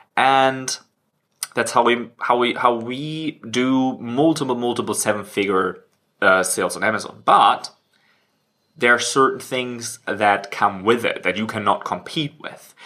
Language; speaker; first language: English; non-native, fluent; German